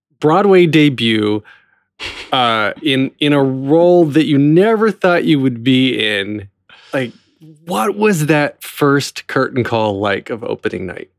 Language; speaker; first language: English; native; English